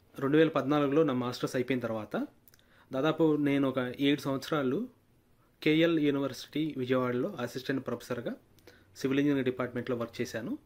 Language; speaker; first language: Telugu; native; Telugu